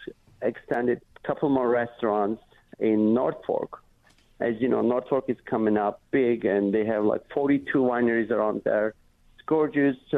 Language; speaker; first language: English; non-native, fluent; Turkish